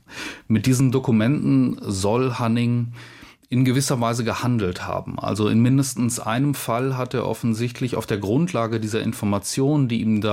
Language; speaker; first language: German; native; German